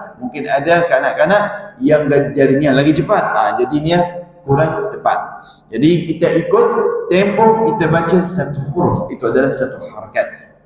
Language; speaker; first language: Malay; non-native, fluent; Arabic